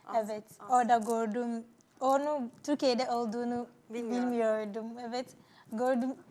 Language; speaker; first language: Turkish; non-native, learner; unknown